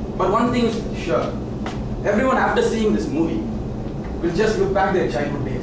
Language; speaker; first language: English; non-native, local second language; Tamil